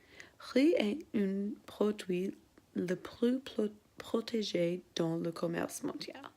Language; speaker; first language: French; non-native, learner; English